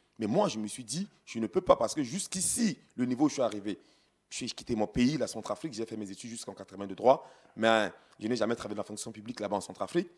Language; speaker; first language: French; non-native, local second language; Sango